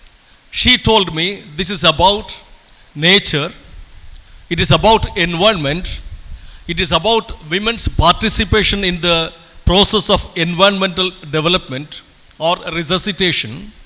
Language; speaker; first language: English; non-native, local second language; Tamil